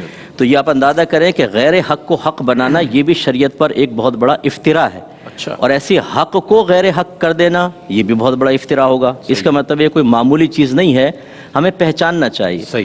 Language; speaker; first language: Urdu; native; Urdu